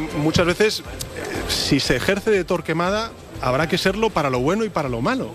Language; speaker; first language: Spanish; native; Spanish